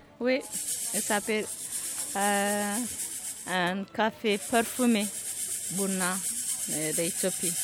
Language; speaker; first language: French; non-native, learner; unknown